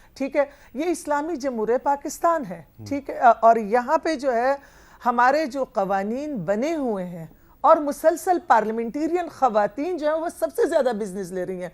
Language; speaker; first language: Urdu; non-native, local second language; Pashto